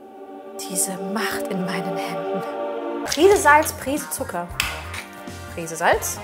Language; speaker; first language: German; native; German